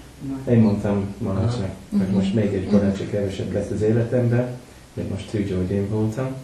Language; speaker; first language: Hungarian; non-native, learner; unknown